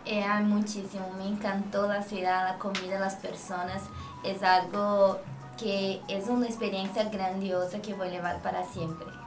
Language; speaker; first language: Spanish; non-native, fluent; Portuguese